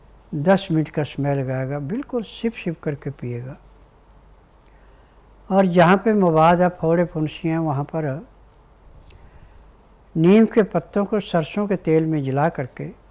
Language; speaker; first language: Hindi; native; Hindi